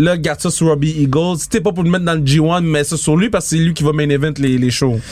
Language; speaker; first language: French; native; French